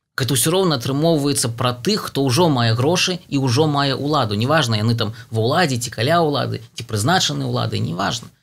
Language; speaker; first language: Belarusian; non-native, local second language; Russian